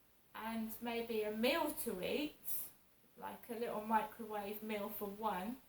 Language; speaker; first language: English; native; English